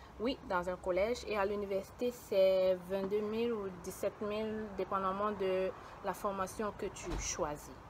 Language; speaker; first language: French; native; French